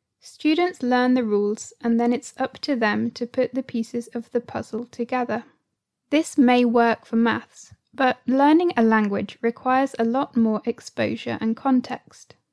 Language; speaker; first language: English; native; English